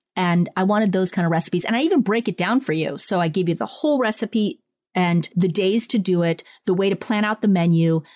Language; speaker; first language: English; early bilingual, other home language; Italian